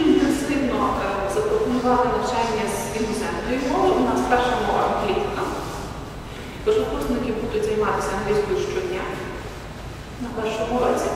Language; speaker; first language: Ukrainian; native; Ukrainian